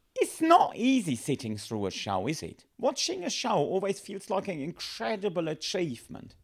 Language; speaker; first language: English; non-native, fluent; German